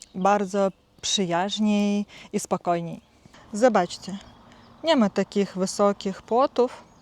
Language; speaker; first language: Polish; non-native, learner; Russian